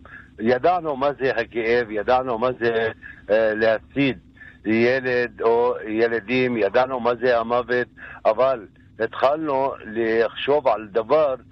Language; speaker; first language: Hebrew; non-native, local second language; Arabic